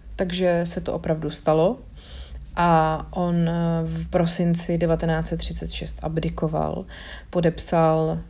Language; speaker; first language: Czech; native; Czech